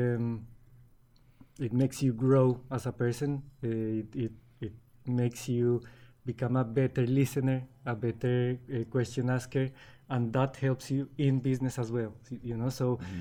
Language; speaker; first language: English; non-native, fluent; Spanish